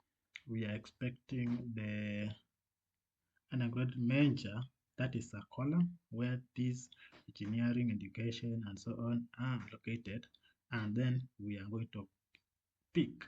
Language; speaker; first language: English; non-native, fluent; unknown